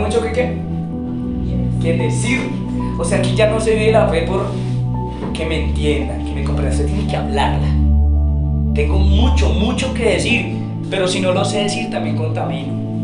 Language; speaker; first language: Spanish; native; Spanish